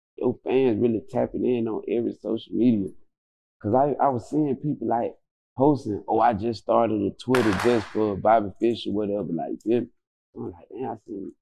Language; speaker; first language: English; native; English